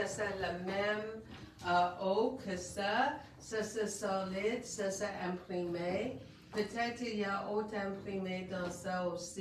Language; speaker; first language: French; non-native, local second language; English